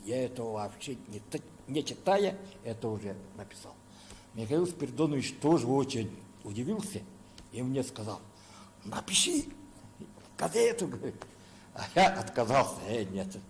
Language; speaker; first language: Russian; non-native, local second language; Yakut